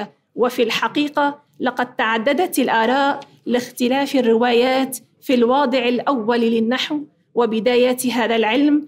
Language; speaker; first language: Arabic; native; Arabic